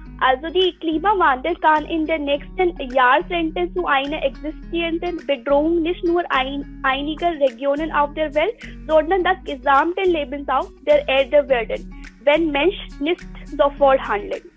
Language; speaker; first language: German; non-native, learner; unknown